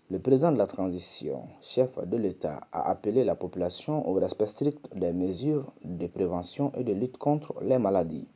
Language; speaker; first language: French; non-native, local second language; Bambara